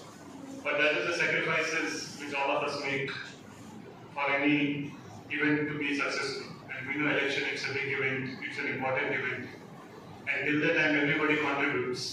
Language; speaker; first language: English; non-native, local second language; Telugu